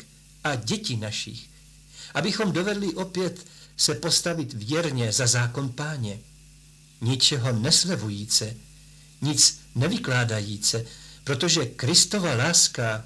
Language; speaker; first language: Czech; native; Czech